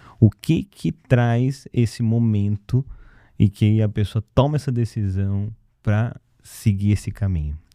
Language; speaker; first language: Portuguese; early bilingual, other home language; Russian